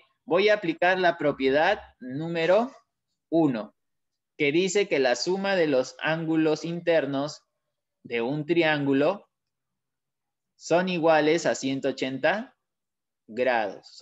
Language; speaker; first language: Spanish; native; Spanish